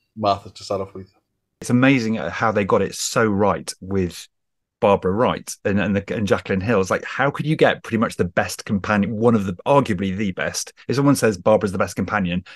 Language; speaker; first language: English; native; English